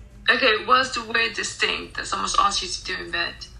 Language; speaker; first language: English; non-native, fluent; Spanish